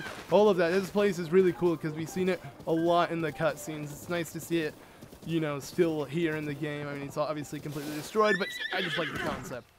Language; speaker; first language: English; native; English